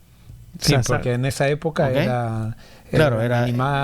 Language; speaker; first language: Spanish; native; Spanish